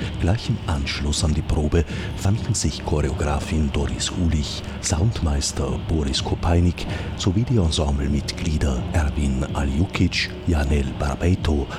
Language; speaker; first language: German; native; German